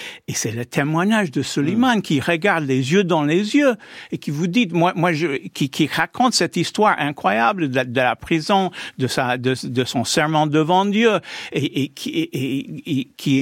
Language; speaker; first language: French; non-native, fluent; English